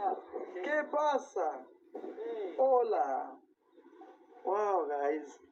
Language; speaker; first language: Spanish; non-native, learner; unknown